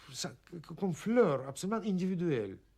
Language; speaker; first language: French; non-native, learner; Russian